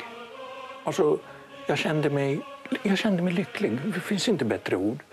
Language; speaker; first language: Swedish; non-native, fluent; Greek